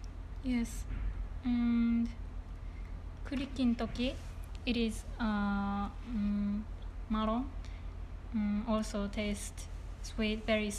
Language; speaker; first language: English; non-native, learner; Japanese